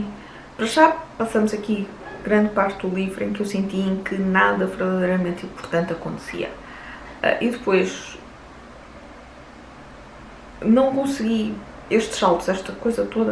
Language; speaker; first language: Portuguese; native; Portuguese